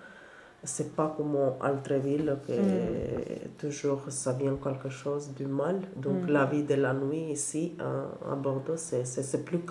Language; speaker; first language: French; non-native, learner; Albanian